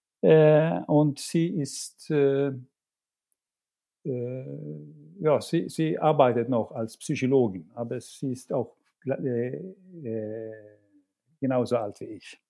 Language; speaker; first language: German; non-native, fluent; Swedish